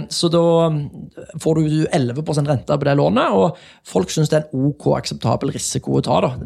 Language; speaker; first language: Norwegian; native; Norwegian